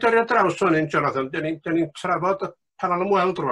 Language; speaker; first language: Welsh; native; Welsh